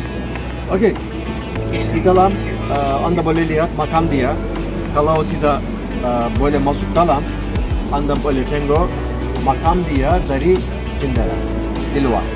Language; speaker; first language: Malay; non-native, learner; Turkish